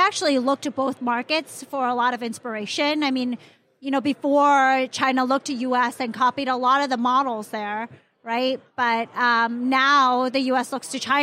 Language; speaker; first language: English; non-native, local second language; Cantonese